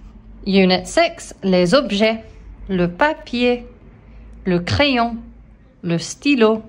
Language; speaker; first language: French; non-native, fluent; English